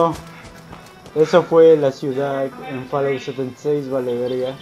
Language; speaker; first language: Spanish; native; Spanish